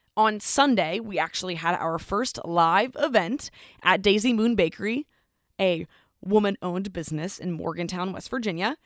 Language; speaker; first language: English; native; English